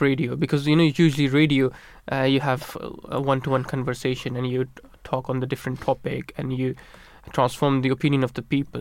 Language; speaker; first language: English; non-native, local second language; Urdu